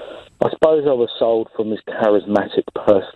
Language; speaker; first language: English; native; English